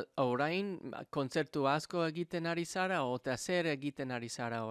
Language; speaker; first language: Basque; non-native, learner; English